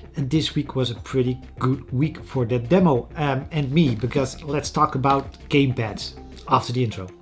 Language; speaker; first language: English; non-native, fluent; Dutch